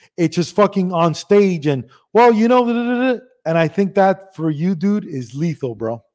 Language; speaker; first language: English; early bilingual, other home language; Spanish